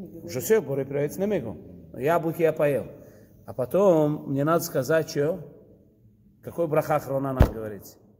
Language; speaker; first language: Russian; early bilingual, heritage; Russian